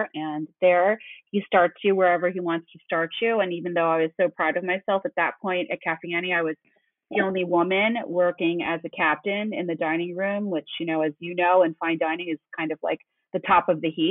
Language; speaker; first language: English; native; English